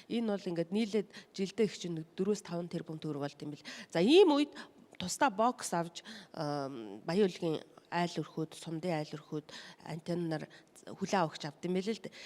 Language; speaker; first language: Mongolian; non-native, local second language; Kazakh